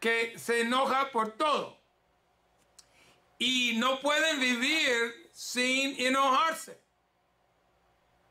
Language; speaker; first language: Spanish; early bilingual, heritage; English